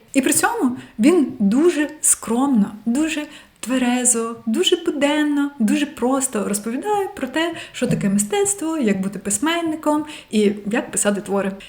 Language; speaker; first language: Ukrainian; non-native, local second language; Russian